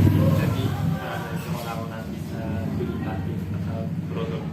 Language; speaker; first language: Indonesian; non-native, fluent; Japanese